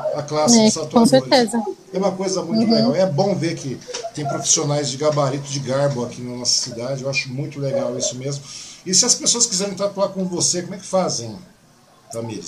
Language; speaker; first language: Portuguese; native; Portuguese